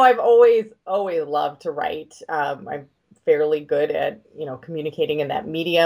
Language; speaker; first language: English; native; English